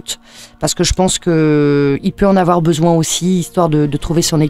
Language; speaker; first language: French; native; French